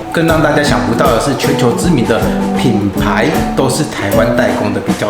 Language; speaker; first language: Chinese; native; Chinese